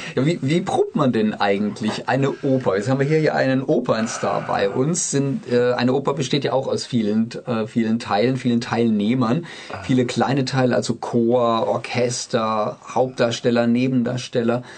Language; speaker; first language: German; native; German